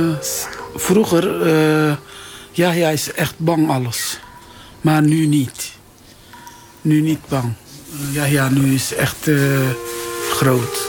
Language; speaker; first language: Dutch; non-native, learner; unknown